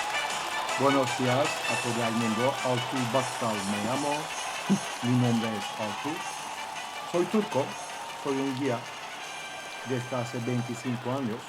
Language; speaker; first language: Spanish; non-native, fluent; Turkish